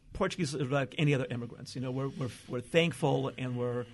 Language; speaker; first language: English; early bilingual, other home language; Portuguese